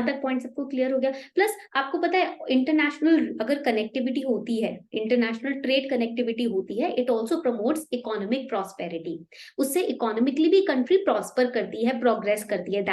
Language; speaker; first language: Hindi; native; Hindi